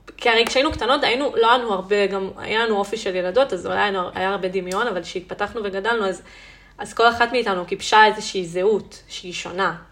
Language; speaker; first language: Hebrew; early bilingual, other home language; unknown